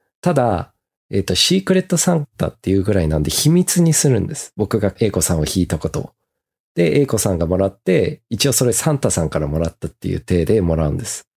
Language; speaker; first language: Japanese; early bilingual, heritage; Japanese